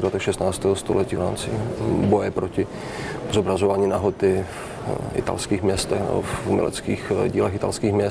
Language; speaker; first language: Czech; native; Czech